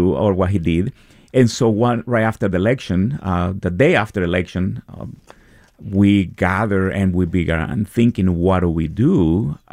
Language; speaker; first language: English; non-native, fluent; Spanish